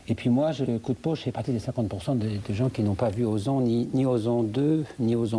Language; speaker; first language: French; native; French